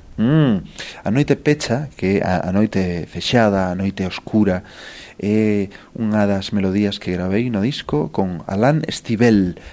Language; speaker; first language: Galician; native; Galician